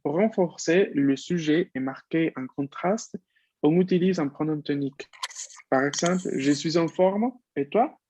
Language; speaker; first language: French; non-native, fluent; Spanish